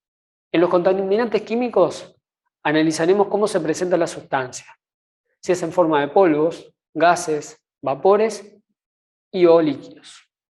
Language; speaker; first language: Spanish; native; Spanish